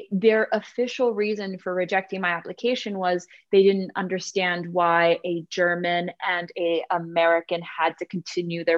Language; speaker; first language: English; native; English